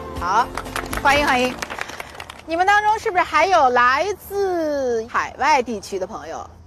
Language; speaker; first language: Chinese; native; Chinese